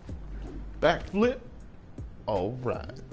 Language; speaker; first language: English; native; English